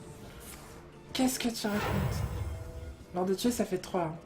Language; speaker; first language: French; native; French